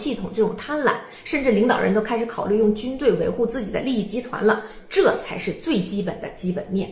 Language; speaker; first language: Chinese; native; Chinese